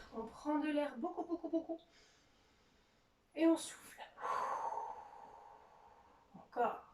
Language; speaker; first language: French; native; French